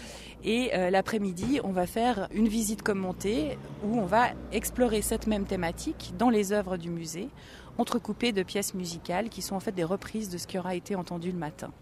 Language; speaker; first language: French; native; French